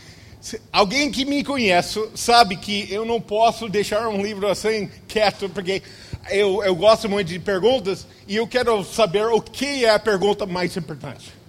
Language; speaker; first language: Portuguese; non-native, fluent; English